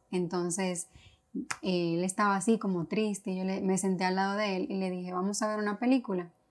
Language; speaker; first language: Spanish; native; Spanish